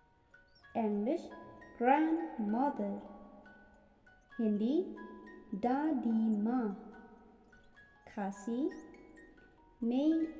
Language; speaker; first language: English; non-native, local second language; Khasi